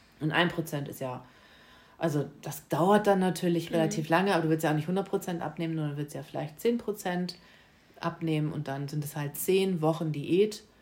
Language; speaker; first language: German; native; German